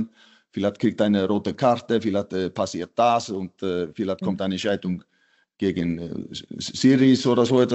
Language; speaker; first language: German; non-native, fluent; Icelandic